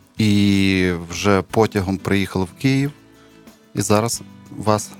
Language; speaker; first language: Ukrainian; native; Ukrainian